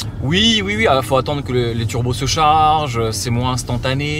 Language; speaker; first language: French; native; French